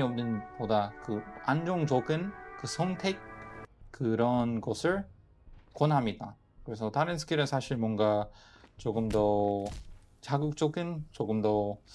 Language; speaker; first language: Korean; non-native, fluent; English